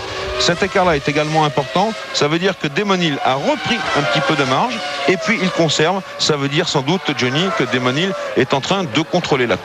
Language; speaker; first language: French; native; French